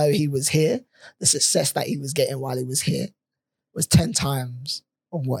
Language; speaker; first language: English; native; English